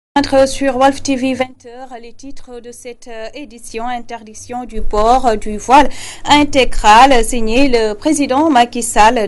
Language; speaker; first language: French; non-native, local second language; Wolof